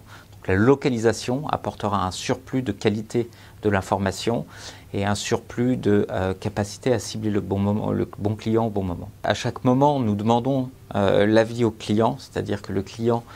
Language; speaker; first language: French; native; French